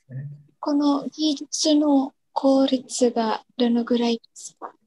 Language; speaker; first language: Japanese; non-native, learner; Indonesian